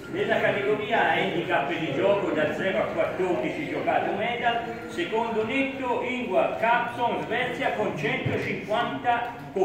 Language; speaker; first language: Italian; native; Italian